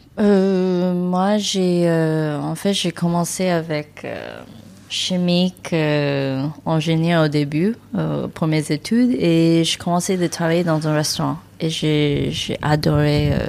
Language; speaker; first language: French; non-native, learner; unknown